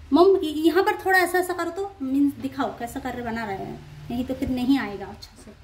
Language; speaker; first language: Hindi; non-native, local second language; Bangla